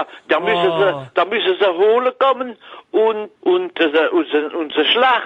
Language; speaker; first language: German; non-native, learner; French